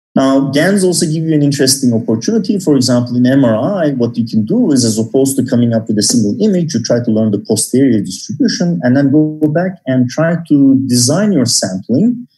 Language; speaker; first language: English; non-native, fluent; Turkish